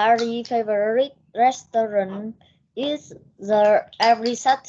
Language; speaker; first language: English; non-native, learner; Vietnamese